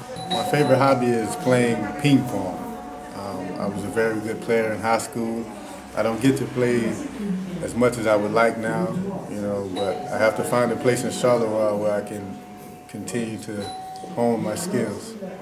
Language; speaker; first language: English; native; English